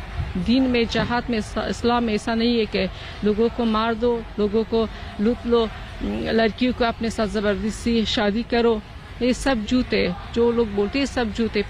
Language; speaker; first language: Hindi; non-native, learner; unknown